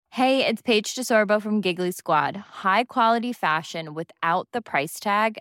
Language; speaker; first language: English; native; English